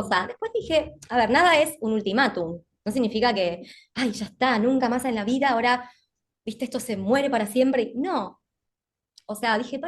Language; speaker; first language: Spanish; native; Spanish